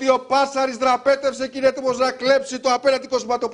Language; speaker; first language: Greek; native; Greek